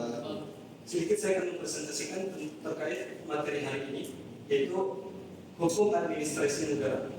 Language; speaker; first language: Indonesian; native; Indonesian